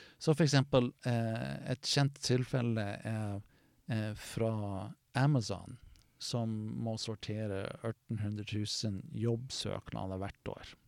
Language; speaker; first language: Norwegian; non-native, fluent; English